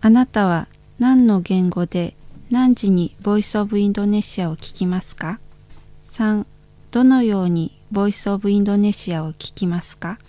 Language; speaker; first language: Japanese; non-native, fluent; Indonesian